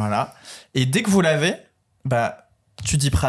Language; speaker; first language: French; native; French